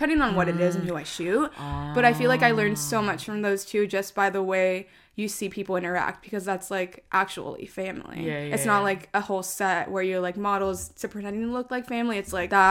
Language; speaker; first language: English; early bilingual, other home language; Spanish